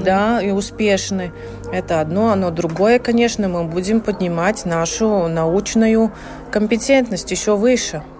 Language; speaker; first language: Russian; non-native, local second language; Latvian